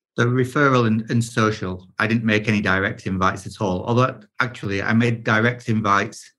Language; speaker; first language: English; native; English